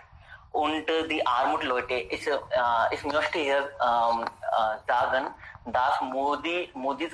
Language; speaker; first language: German; non-native, learner; Hindi